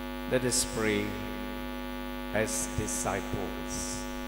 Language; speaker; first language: English; non-native, local second language; Tamil